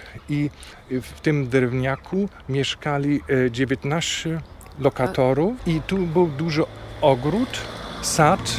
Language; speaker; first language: Polish; non-native, fluent; German